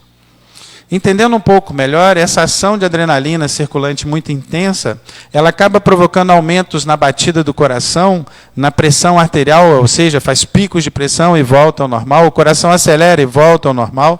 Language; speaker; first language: Portuguese; native; Portuguese